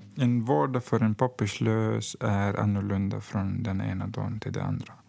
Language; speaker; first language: Swedish; non-native, fluent; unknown